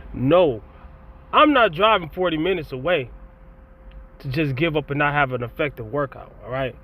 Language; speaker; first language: English; native; English